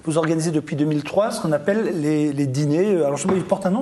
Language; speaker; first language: French; native; French